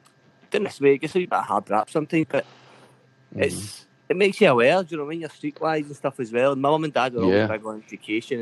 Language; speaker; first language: English; native; English